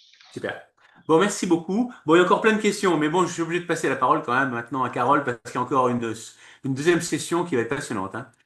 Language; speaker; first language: French; native; French